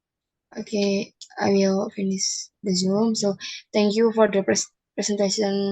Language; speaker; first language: English; non-native, learner; Indonesian